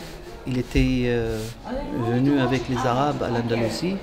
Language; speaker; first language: French; non-native, local second language; Arabic